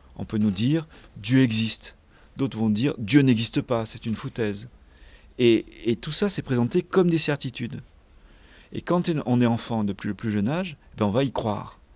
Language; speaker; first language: French; native; French